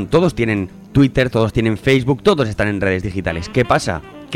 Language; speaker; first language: Spanish; native; Spanish